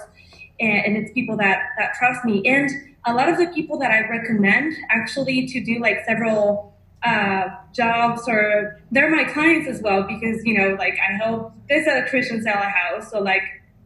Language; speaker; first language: English; non-native, fluent; Spanish